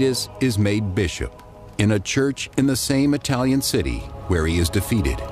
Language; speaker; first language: English; native; English